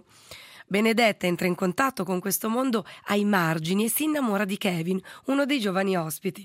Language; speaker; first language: Italian; native; Italian